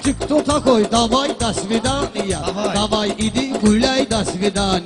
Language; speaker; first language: Russian; non-native, learner; Talysh